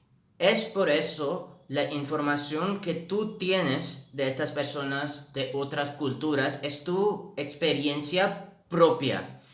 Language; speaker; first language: Spanish; non-native, fluent; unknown